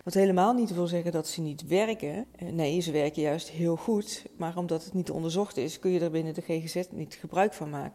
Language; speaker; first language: Dutch; native; Dutch